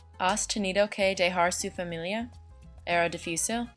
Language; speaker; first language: Spanish; non-native, learner; English